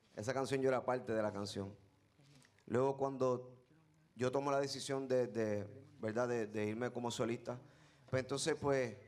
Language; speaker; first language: Spanish; native; Spanish